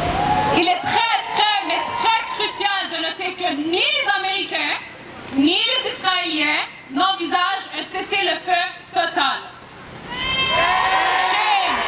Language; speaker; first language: French; native; French